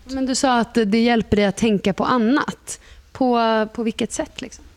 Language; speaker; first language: Swedish; native; Swedish